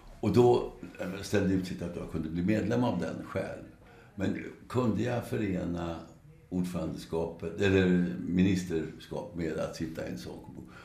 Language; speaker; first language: Swedish; native; Swedish